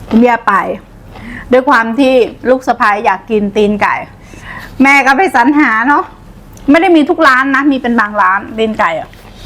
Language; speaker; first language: Thai; native; Thai